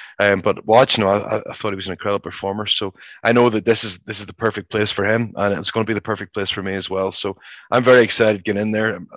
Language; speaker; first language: English; native; English